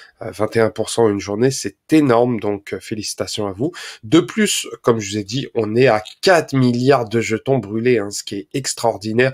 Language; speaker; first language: French; native; French